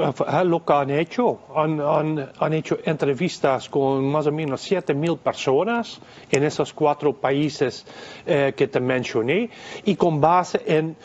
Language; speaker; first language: Spanish; non-native, fluent; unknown